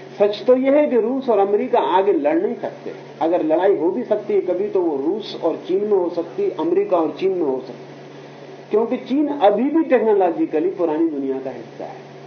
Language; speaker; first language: Hindi; native; Hindi